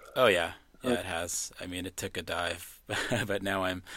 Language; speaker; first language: English; native; English